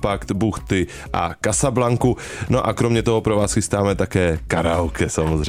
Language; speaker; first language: Czech; native; Czech